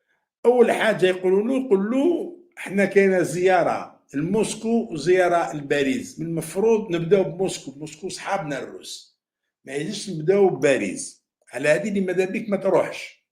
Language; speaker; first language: Arabic; native; Arabic